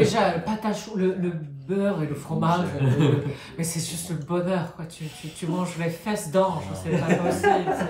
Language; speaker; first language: French; non-native, fluent; Japanese